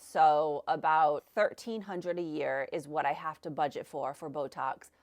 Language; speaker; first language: English; native; English